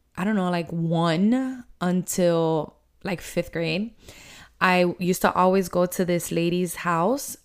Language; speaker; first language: English; early bilingual, other home language; Spanish